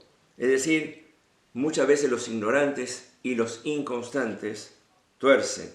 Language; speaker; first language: Spanish; native; Spanish